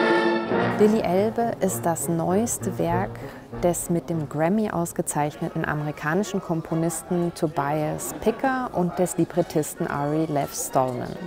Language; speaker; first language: German; native; German